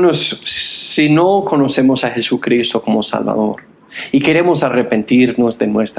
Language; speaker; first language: Spanish; non-native, fluent; English